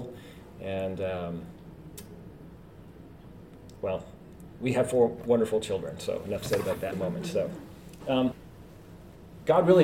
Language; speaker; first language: English; native; English